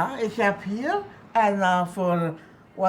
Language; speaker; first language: Dutch; non-native, local second language; Papiamento